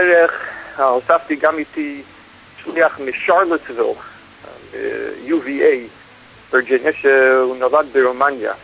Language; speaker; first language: Hebrew; non-native, fluent; English